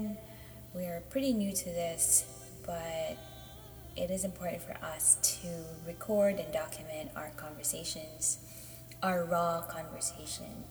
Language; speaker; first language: English; non-native, local second language; Hiligaynon